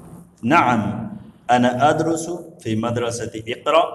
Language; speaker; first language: Arabic; non-native, learner; Urdu